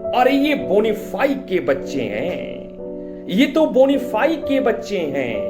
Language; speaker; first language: Hindi; native; Hindi